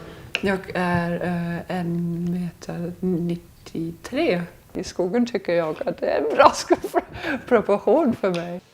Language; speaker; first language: Swedish; non-native, fluent; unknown